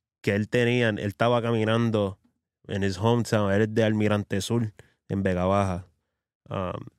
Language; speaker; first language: Spanish; early bilingual, heritage; Spanish